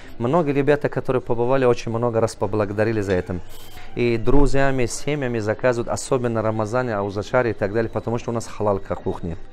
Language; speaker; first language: Russian; non-native, local second language; Tajik